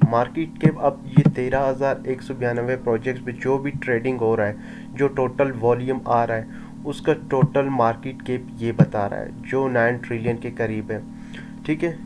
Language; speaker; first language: Urdu; non-native, local second language; Baluchi